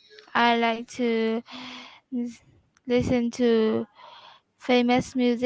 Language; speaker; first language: English; non-native, learner; Vietnamese